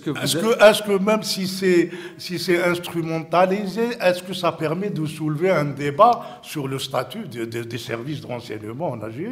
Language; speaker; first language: French; non-native, local second language; Arabic